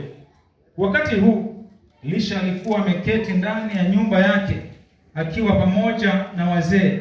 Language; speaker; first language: Swahili; native; Swahili